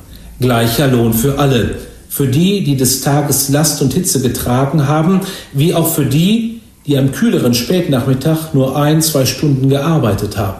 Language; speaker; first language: German; native; German